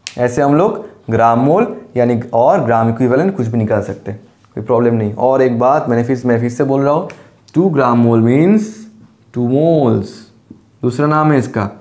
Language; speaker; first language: Hindi; non-native, local second language; Bangla